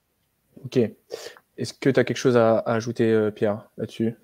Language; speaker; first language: French; native; French